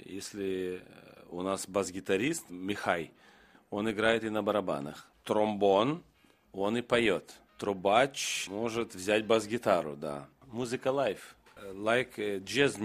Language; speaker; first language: Russian; non-native, local second language; Romanian